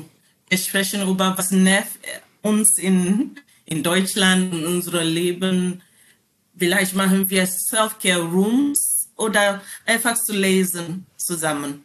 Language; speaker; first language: German; non-native, learner; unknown